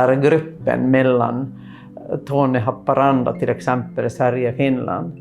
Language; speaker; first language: Swedish; non-native, local second language; Finnish